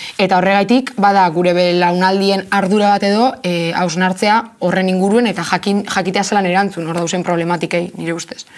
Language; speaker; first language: Basque; native; Basque